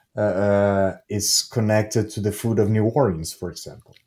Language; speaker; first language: English; non-native, fluent; Portuguese